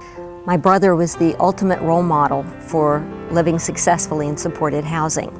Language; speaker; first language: English; native; English